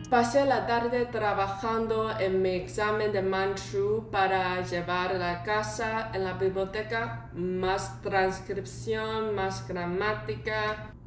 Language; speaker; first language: Spanish; non-native, learner; Chinese